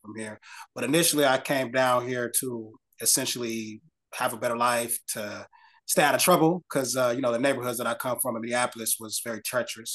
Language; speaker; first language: English; native; English